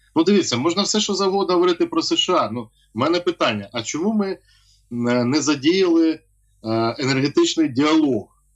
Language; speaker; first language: Ukrainian; native; Ukrainian